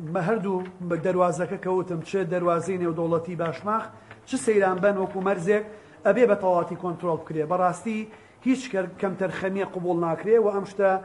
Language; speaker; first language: Central Kurdish; native; Central Kurdish